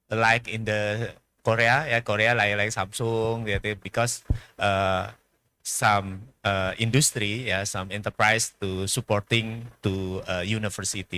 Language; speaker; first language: English; non-native, learner; Indonesian